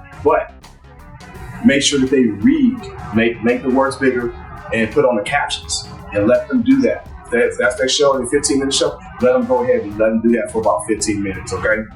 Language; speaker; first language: English; native; English